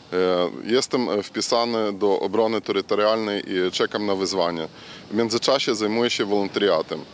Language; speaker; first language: Polish; non-native, local second language; Ukrainian